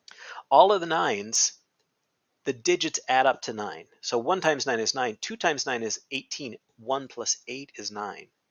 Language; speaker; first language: English; native; English